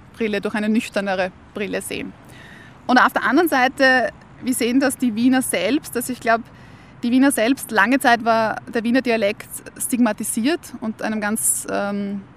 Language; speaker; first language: German; native; German